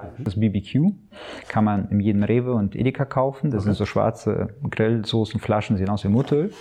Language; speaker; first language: German; early bilingual, other home language; Russian